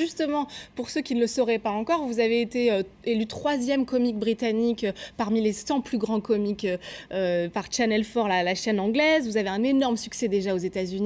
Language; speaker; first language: French; native; French